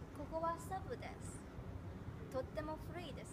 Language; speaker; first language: Japanese; non-native, learner; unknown